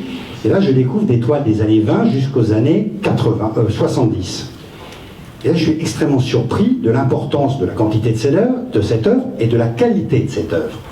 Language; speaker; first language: French; native; French